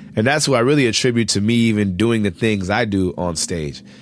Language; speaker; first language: English; native; English